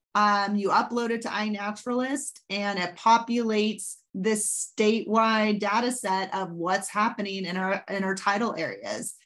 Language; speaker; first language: English; native; English